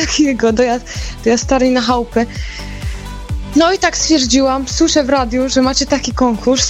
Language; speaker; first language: Polish; native; Polish